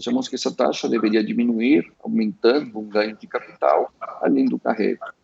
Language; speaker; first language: Portuguese; early bilingual, other home language; Spanish